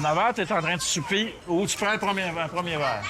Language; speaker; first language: French; native; French